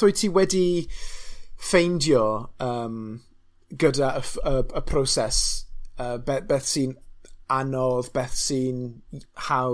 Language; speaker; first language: Welsh; non-native, local second language; English